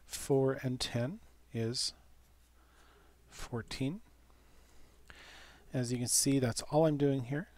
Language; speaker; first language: English; native; English